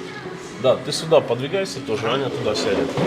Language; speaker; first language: Russian; native; Russian